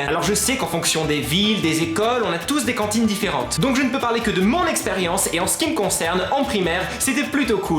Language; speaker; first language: French; native; French